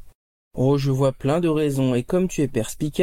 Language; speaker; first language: French; native; French